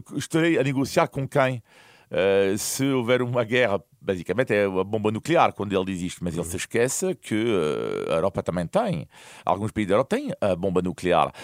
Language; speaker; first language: Portuguese; non-native, fluent; French